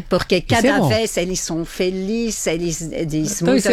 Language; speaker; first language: Portuguese; non-native, fluent; French